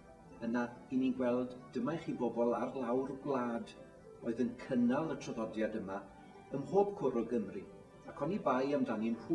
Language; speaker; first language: Welsh; native; Welsh